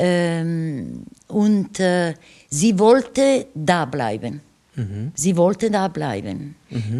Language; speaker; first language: German; non-native, fluent; Italian